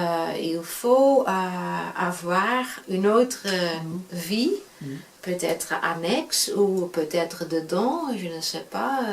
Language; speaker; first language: French; non-native, fluent; Dutch